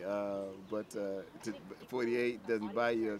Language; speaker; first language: English; native; English